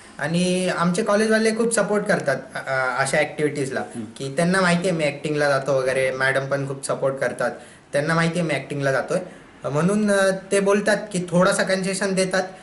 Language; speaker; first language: Marathi; non-native, local second language; Hindi